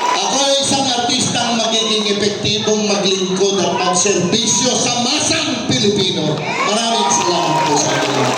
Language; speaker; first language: Filipino; native; Filipino